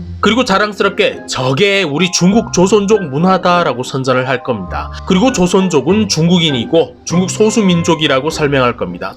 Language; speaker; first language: Korean; native; Korean